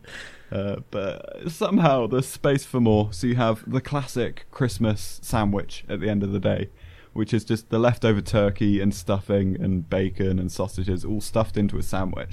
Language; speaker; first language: English; native; English